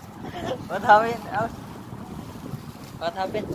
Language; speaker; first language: English; non-native, learner; Filipino